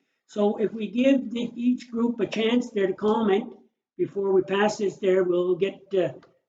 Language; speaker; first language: English; native; English